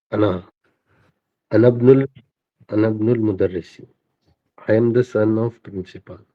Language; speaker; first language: Arabic; non-native, learner; Urdu